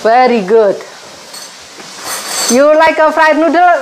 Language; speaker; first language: English; non-native, learner; Indonesian